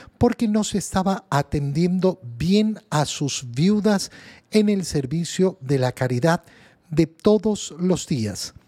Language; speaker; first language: Spanish; native; Spanish